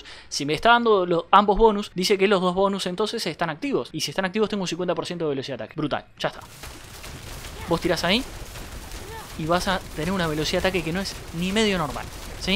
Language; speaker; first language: Spanish; native; Spanish